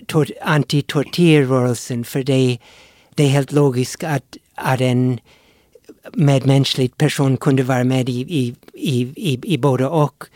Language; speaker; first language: Swedish; non-native, fluent; English